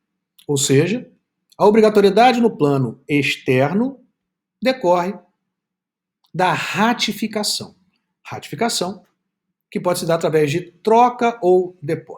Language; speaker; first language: Portuguese; native; Portuguese